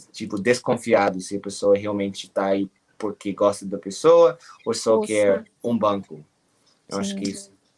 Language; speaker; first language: Portuguese; non-native, fluent; English